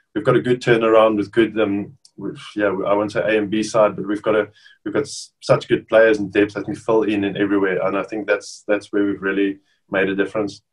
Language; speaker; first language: English; non-native, local second language; Afrikaans